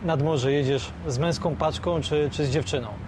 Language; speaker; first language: Polish; native; Polish